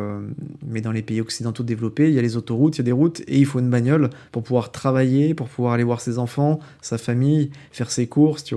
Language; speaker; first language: French; native; French